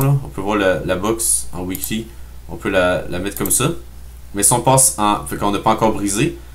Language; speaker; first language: French; native; French